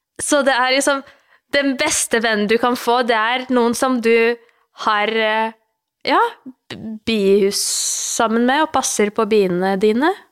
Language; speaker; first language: Norwegian; non-native, fluent; Lithuanian